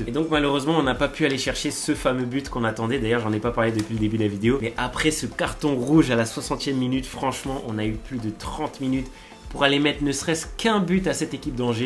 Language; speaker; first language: French; native; French